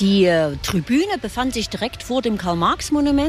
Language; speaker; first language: German; native; German